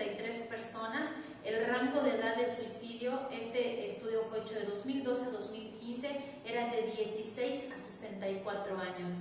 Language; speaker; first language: Spanish; native; Spanish